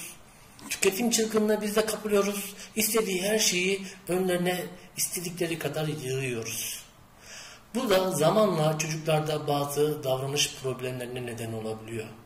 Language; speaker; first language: Turkish; native; Turkish